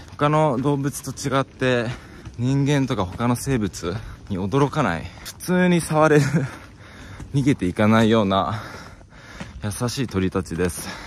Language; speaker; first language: Japanese; early bilingual, heritage; English